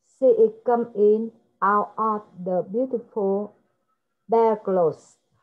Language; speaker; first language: English; non-native, learner; Vietnamese